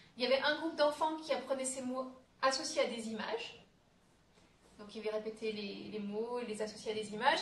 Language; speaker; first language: French; native; French